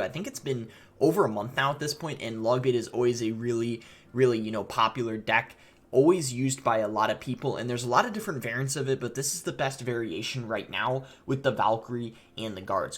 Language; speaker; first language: English; native; English